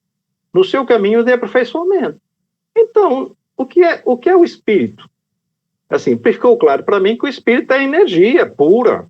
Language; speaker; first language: Portuguese; native; Portuguese